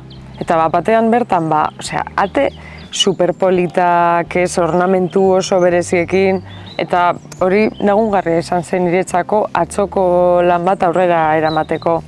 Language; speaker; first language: Basque; non-native, local second language; Spanish